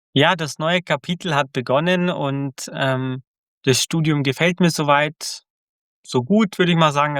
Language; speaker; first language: German; early bilingual, other home language; Croatian